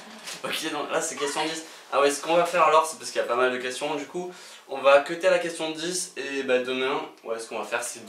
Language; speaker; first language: French; native; French